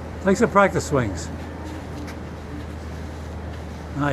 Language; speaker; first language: English; native; English